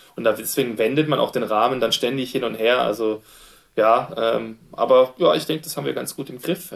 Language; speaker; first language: German; native; German